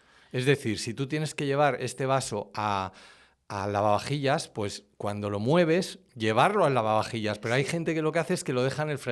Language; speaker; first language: Spanish; native; Spanish